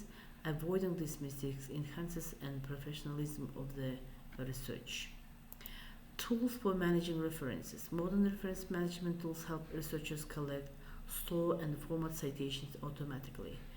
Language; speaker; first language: English; non-native, fluent; Kazakh